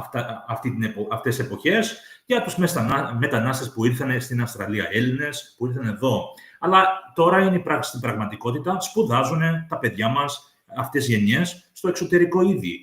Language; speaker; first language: Greek; early bilingual, heritage; English